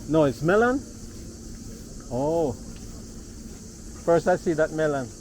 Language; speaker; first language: English; non-native, learner; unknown